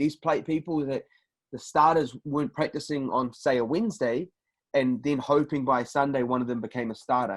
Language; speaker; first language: English; native; English